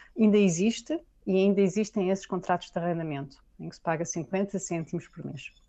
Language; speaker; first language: Portuguese; native; Portuguese